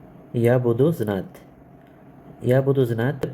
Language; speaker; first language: Russian; non-native, learner; Bangla